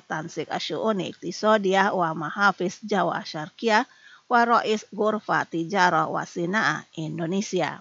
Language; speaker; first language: Arabic; non-native, fluent; Indonesian